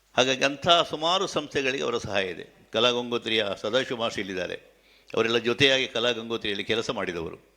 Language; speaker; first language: Kannada; native; Kannada